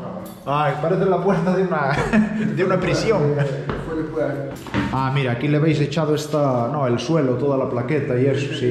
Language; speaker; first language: Spanish; native; Spanish